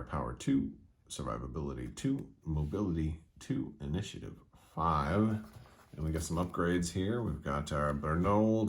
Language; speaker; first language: English; native; English